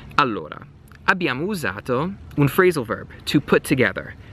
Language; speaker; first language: Italian; non-native, fluent; English